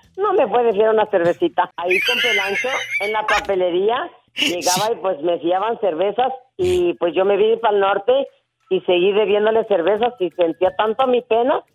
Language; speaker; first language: Spanish; native; Spanish